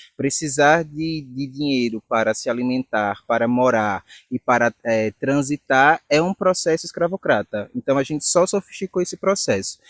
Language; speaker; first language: Portuguese; native; Portuguese